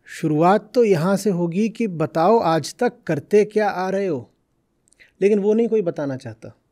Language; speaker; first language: Hindi; native; Hindi